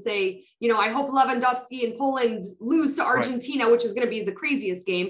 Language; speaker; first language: English; non-native, fluent; Polish